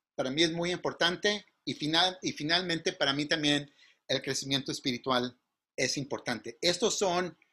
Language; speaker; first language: Spanish; native; Spanish